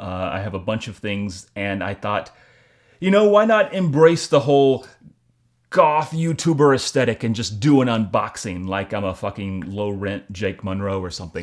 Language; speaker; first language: English; native; English